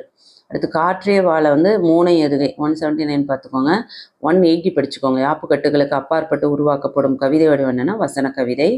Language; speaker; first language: Tamil; native; Tamil